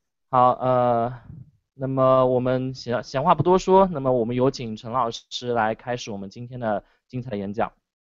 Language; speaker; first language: Chinese; native; Chinese